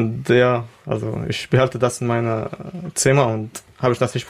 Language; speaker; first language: German; non-native, learner; Arabic